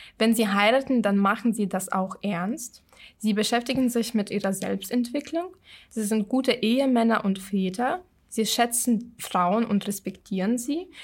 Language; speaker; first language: German; non-native, fluent; Ukrainian